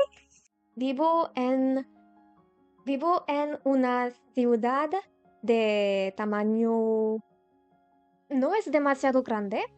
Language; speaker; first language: Spanish; non-native, learner; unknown